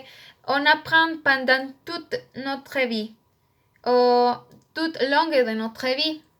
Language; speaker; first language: French; non-native, learner; Spanish